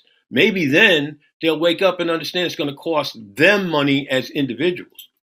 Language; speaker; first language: English; native; English